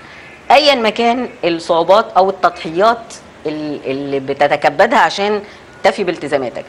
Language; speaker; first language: Arabic; native; Arabic